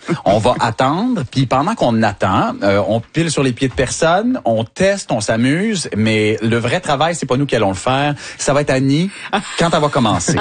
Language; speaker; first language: French; native; French